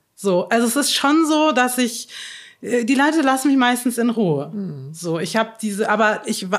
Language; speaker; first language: German; native; German